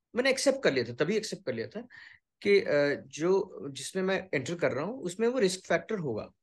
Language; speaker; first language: Hindi; non-native, local second language; Bangla